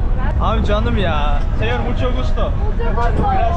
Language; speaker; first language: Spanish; non-native, learner; Turkish